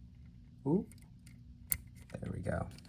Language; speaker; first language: English; native; English